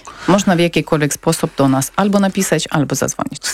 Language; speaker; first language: Polish; non-native, fluent; Ukrainian